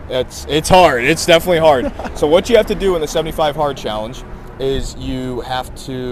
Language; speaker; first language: English; native; English